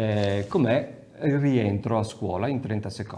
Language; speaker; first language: Italian; native; Italian